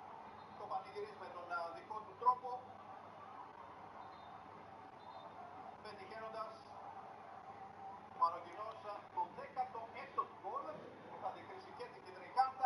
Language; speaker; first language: Greek; native; Greek